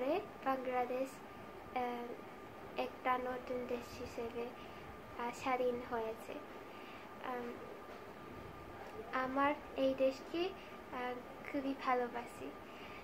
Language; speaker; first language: Bangla; non-native, fluent; Japanese